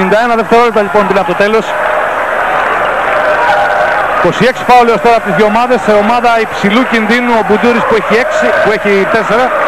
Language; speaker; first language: Greek; native; Greek